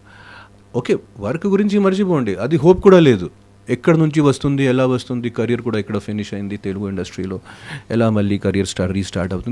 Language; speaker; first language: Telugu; non-native, fluent; Hindi